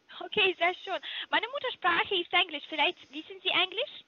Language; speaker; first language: German; non-native, learner; Russian